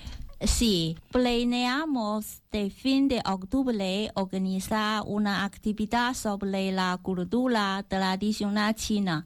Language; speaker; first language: Spanish; non-native, learner; Chinese